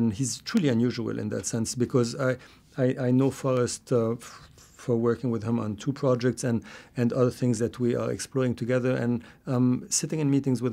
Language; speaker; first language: English; non-native, fluent; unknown